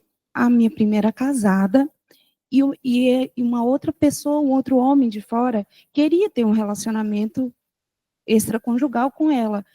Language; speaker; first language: Portuguese; native; Portuguese